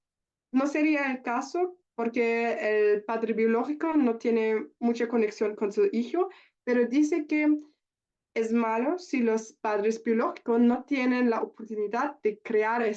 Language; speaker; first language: Spanish; non-native, learner; German